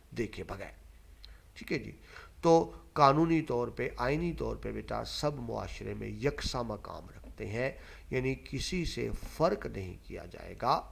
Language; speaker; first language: Urdu; non-native, local second language; Punjabi